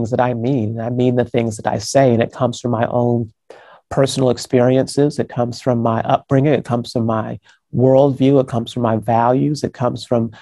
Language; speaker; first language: English; native; English